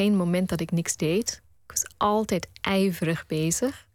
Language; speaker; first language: Dutch; early bilingual, other home language; Punjabi